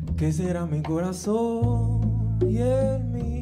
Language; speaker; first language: Spanish; native; Spanish